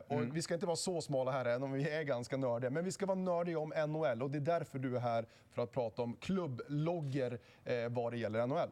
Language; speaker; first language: Swedish; native; Swedish